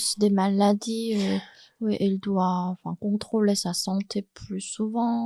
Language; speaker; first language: French; non-native, fluent; Chinese